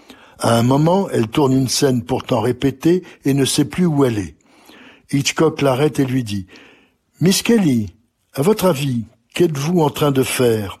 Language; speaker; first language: French; native; French